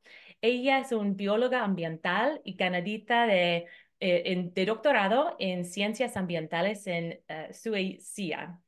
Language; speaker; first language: Spanish; non-native, fluent; English